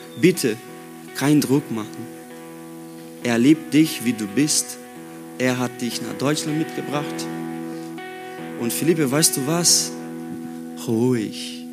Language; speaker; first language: German; non-native, learner; Portuguese